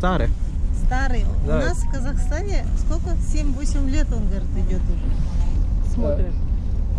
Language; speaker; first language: Russian; non-native, local second language; Kazakh